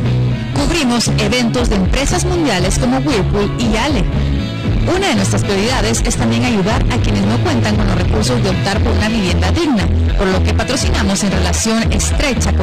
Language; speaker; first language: Spanish; native; Spanish